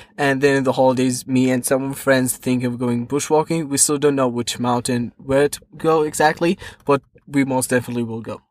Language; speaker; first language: English; non-native, fluent; Arabic